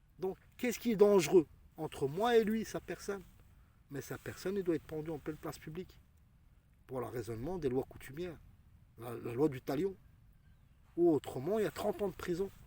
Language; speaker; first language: French; early bilingual, other home language; Arabic